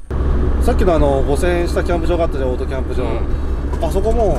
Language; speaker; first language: Japanese; native; Japanese